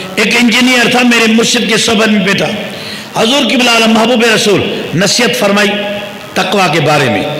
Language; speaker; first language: Urdu; non-native, local second language; Sindhi